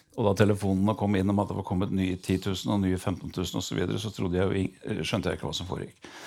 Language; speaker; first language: Norwegian; native; Norwegian